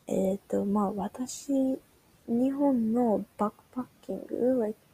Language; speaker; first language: Japanese; early bilingual, heritage; Japanese